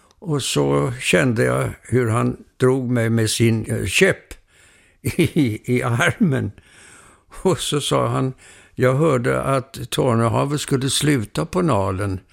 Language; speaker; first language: Swedish; native; Swedish